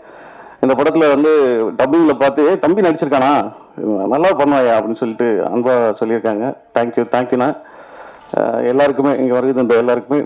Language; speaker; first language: Tamil; native; Tamil